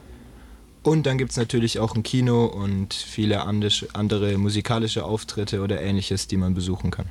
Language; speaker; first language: German; native; German